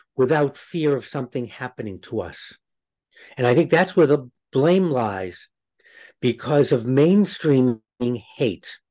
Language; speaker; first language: English; native; English